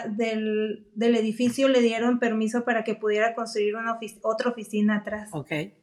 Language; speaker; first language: Spanish; native; Spanish